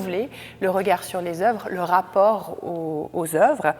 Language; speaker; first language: French; native; French